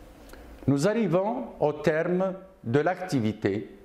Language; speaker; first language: French; non-native, local second language; Arabic